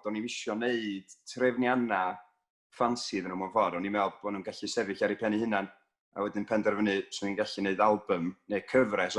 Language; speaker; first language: Welsh; native; Welsh